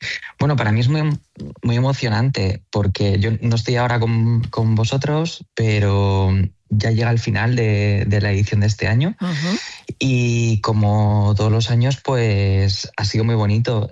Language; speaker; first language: Spanish; native; Spanish